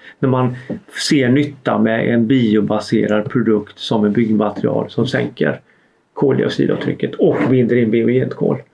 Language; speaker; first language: Swedish; native; Swedish